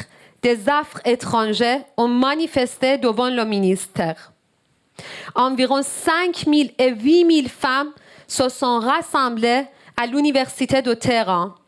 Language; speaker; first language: French; non-native, learner; Persian